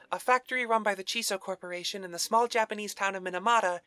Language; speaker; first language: English; native; English